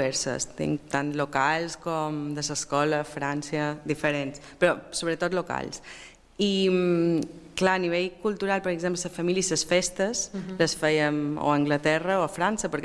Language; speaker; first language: Catalan; early bilingual, other home language; French